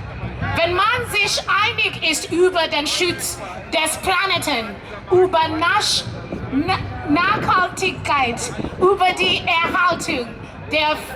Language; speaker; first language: German; non-native, learner; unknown